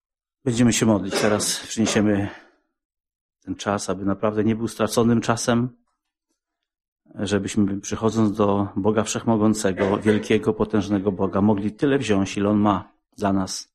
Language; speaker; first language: Polish; native; Polish